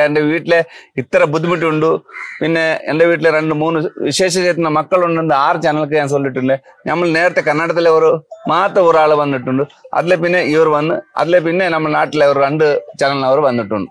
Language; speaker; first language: Malayalam; non-native, learner; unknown